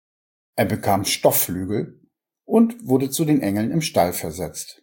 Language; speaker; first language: German; native; German